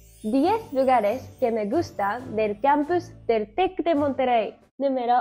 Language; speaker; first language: Spanish; non-native, fluent; Japanese